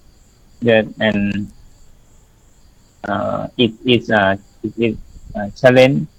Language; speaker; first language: English; non-native, learner; Thai